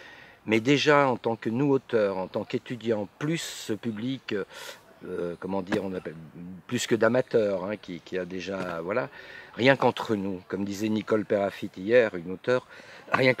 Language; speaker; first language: French; native; French